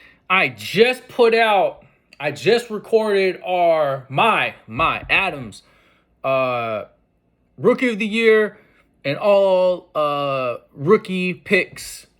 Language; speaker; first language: English; native; English